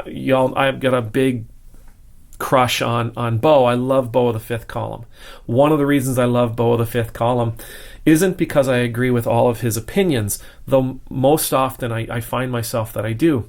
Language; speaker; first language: English; native; English